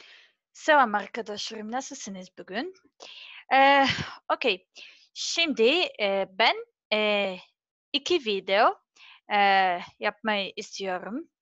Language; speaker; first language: Turkish; non-native, learner; Serbian